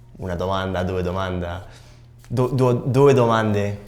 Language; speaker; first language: Italian; non-native, learner; English